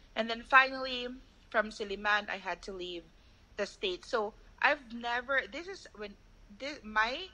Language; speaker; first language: English; non-native, local second language; Cebuano